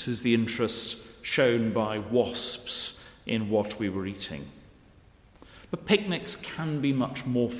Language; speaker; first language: English; native; English